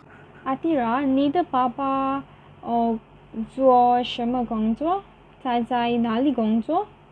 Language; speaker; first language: Chinese; non-native, learner; Malay